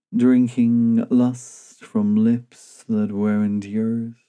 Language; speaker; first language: English; native; English